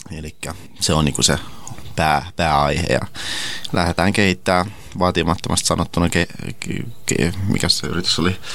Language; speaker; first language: Finnish; early bilingual, other home language; Russian